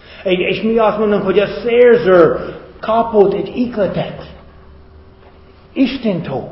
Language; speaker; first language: Hungarian; non-native, fluent; English